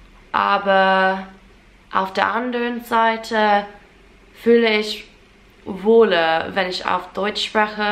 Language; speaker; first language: German; non-native, fluent; English